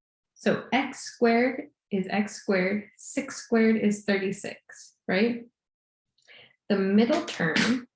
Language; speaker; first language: English; native; English